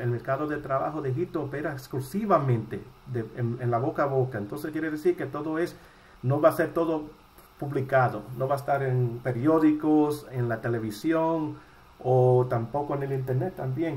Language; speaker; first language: Spanish; early bilingual, heritage; Spanish